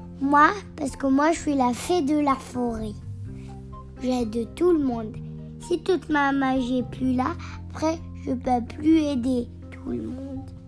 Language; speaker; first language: French; non-native, learner; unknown